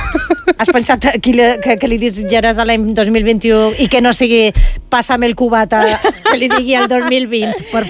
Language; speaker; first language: Spanish; non-native, fluent; Chinese